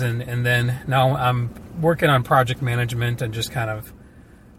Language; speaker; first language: English; early bilingual, other home language; Ukrainian